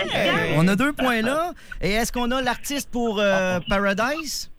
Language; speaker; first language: French; native; French